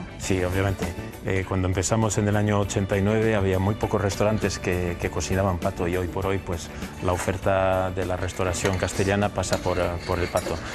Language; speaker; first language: Spanish; early bilingual, heritage; Spanish